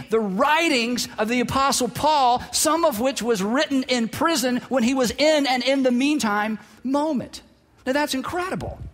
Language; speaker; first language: English; native; English